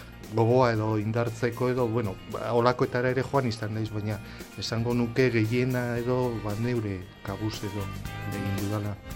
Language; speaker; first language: Basque; non-native, local second language; Spanish